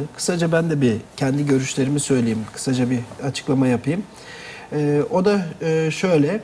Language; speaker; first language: Turkish; native; Turkish